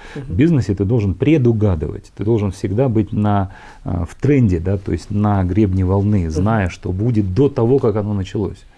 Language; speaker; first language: Russian; native; Russian